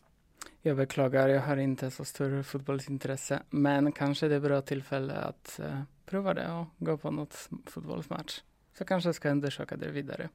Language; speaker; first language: Swedish; non-native, fluent; Polish